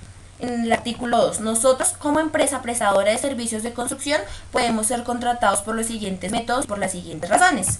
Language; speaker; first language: Spanish; native; Spanish